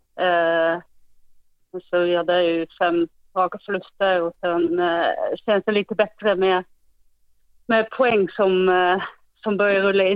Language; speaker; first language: Swedish; non-native, fluent; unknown